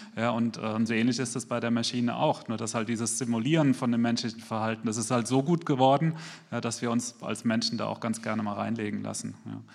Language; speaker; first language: German; native; German